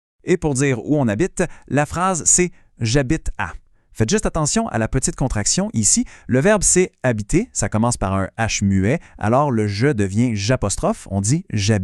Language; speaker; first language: French; native; French